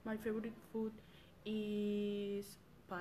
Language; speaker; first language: English; non-native, learner; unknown